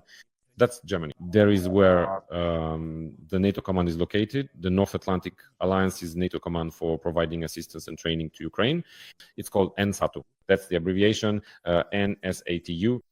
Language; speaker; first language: English; non-native, fluent; Ukrainian